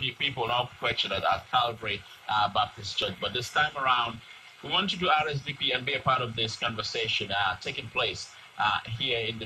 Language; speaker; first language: English; native; English